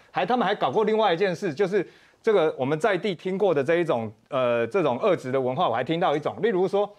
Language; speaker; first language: Chinese; native; Chinese